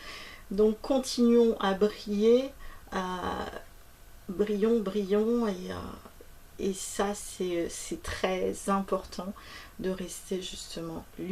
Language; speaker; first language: French; native; French